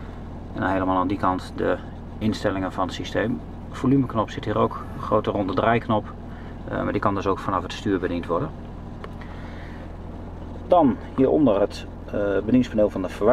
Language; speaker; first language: Dutch; native; Dutch